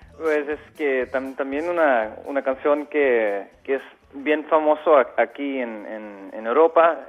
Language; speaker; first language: Spanish; non-native, fluent; Dutch